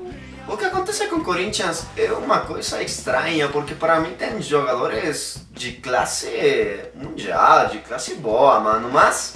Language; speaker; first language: Portuguese; non-native, fluent; Spanish